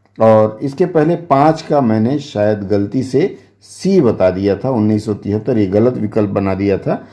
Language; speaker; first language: Hindi; native; Hindi